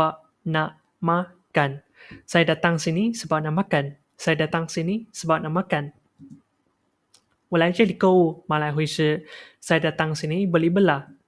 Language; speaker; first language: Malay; non-native, local second language; Chinese